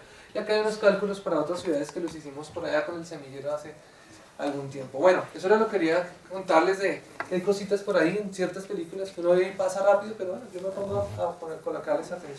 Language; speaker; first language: Spanish; native; Spanish